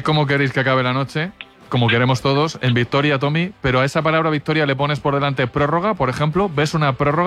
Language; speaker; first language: Spanish; native; Spanish